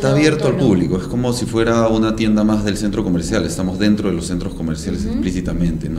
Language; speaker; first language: Spanish; native; Spanish